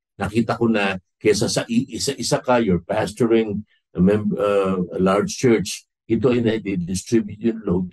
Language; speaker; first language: Filipino; native; Filipino